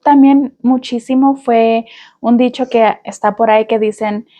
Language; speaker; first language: Spanish; early bilingual, heritage; Spanish